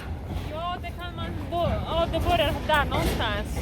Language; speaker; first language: Swedish; non-native, learner; Polish